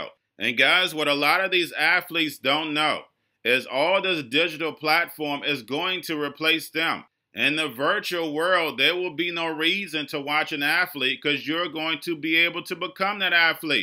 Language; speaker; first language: English; native; English